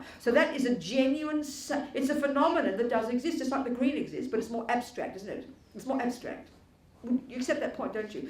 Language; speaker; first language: English; native; English